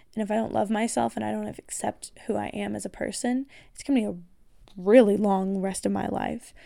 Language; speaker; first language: English; native; English